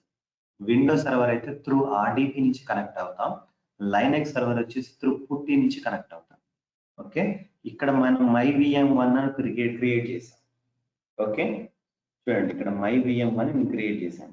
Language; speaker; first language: Telugu; native; Telugu